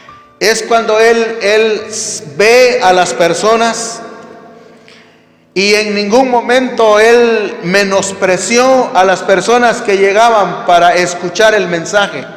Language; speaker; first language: Spanish; native; Spanish